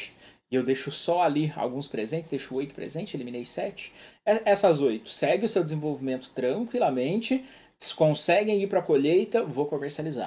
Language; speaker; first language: Portuguese; native; Portuguese